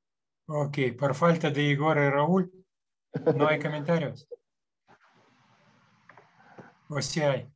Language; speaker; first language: Spanish; non-native, fluent; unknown